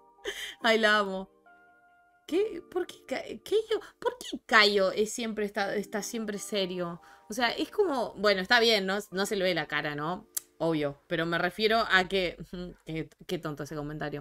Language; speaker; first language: Spanish; native; Spanish